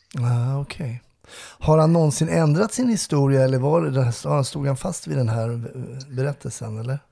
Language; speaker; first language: Swedish; native; Swedish